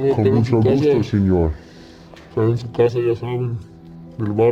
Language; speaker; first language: Spanish; native; Spanish